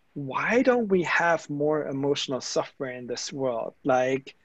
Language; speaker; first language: English; non-native, fluent; German